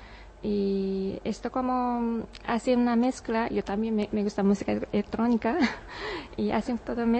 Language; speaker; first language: Spanish; non-native, learner; Japanese